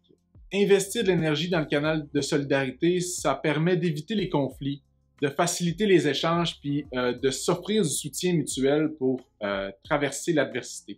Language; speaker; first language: French; native; French